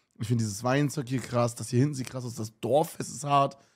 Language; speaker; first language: German; native; German